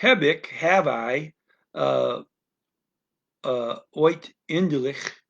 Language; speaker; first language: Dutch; non-native, learner; English